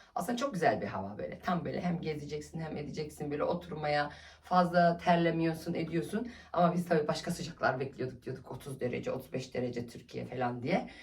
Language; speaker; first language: Turkish; early bilingual, heritage; Turkish